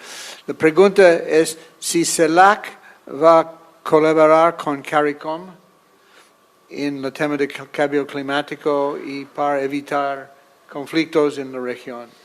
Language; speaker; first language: Spanish; non-native, fluent; English